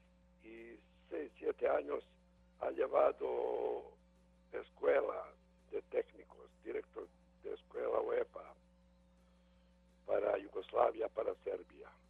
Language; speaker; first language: Spanish; non-native, learner; Serbian